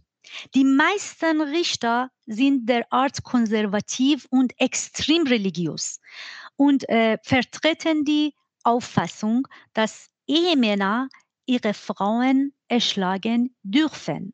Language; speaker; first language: German; non-native, fluent; Persian